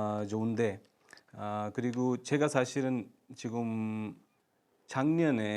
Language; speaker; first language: Korean; non-native, fluent; Urdu